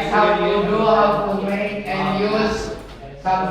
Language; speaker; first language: English; non-native, learner; Indonesian